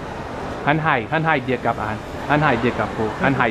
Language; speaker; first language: Vietnamese; non-native, learner; English